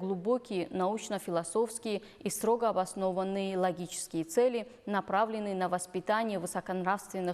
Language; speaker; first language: Russian; non-native, local second language; Tajik